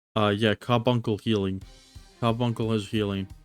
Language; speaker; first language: English; native; English